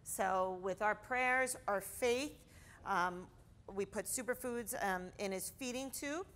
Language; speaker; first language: English; native; English